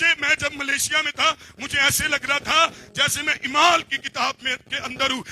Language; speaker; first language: Urdu; non-native, local second language; Punjabi